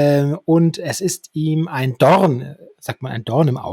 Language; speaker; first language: German; native; German